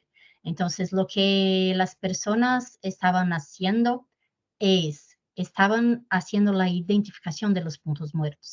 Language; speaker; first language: Spanish; non-native, fluent; Portuguese